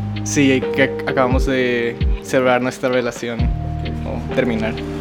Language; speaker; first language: Spanish; native; Spanish